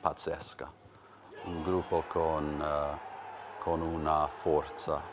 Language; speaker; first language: Italian; non-native, learner; English